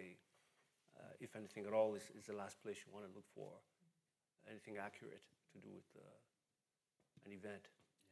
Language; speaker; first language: English; non-native, local second language; Bini